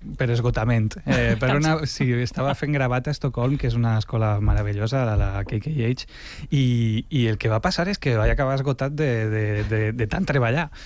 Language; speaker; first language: Catalan; native; Catalan